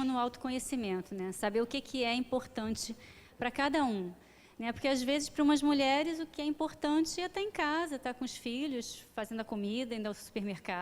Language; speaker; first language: Portuguese; native; Portuguese